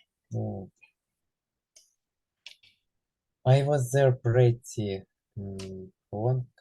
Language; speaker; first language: English; non-native, learner; Ukrainian